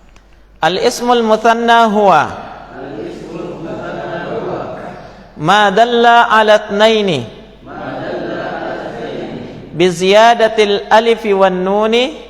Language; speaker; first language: Arabic; non-native, fluent; Indonesian